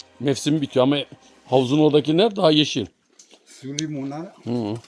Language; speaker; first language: Turkish; native; Turkish